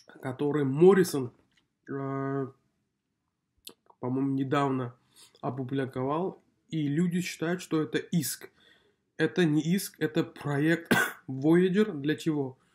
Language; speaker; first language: Russian; non-native, local second language; Uzbek